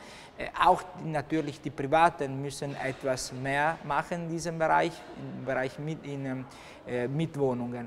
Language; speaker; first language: German; non-native, local second language; Italian